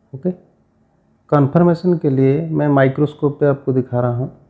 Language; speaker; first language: Hindi; non-native, local second language; Odia